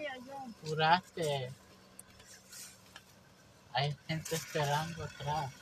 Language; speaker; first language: Spanish; early bilingual, heritage; English